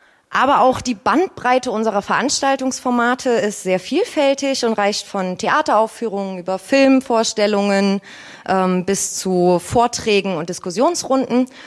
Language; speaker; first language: German; native; German